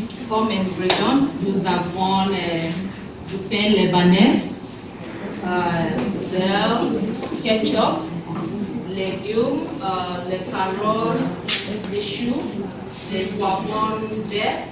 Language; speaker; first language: French; non-native, learner; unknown